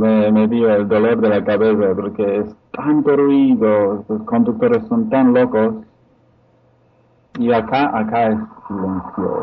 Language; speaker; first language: Spanish; non-native, fluent; Polish